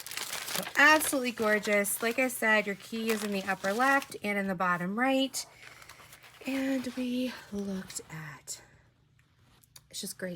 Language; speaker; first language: English; native; English